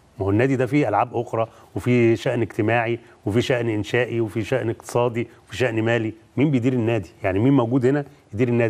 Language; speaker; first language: Arabic; native; Arabic